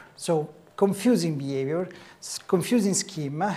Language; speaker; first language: English; non-native, fluent; Italian